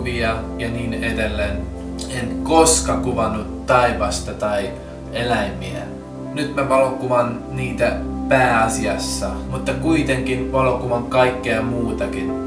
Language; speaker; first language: Finnish; non-native, learner; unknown